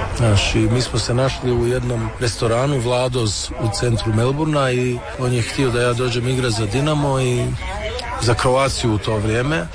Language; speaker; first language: Serbian; early bilingual, heritage; Croatian